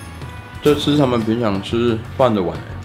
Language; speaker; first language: Chinese; native; Chinese